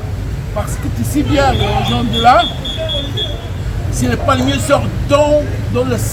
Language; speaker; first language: French; non-native, learner; Arabic